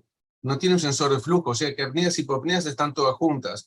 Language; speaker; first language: Spanish; native; Spanish